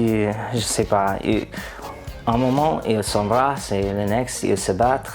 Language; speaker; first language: French; non-native, learner; English